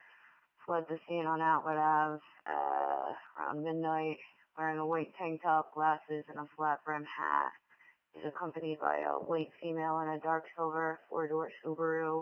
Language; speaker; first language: English; native; English